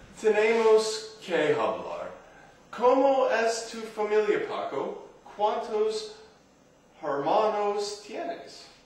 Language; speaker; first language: Spanish; non-native, learner; English